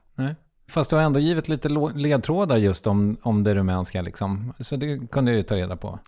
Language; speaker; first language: Swedish; native; Swedish